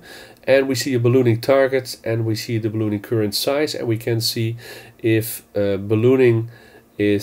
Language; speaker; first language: English; non-native, fluent; Dutch